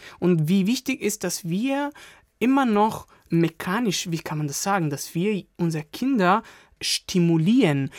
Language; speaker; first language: German; non-native, fluent; Italian